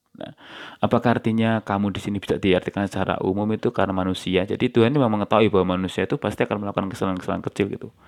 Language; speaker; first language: Indonesian; non-native, local second language; Javanese